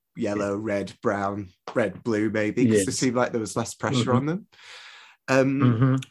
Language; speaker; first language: English; native; English